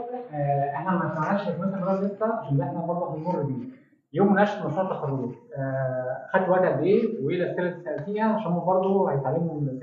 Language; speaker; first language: Arabic; native; Arabic